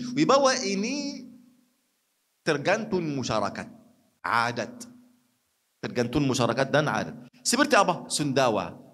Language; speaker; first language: Malay; non-native, fluent; Arabic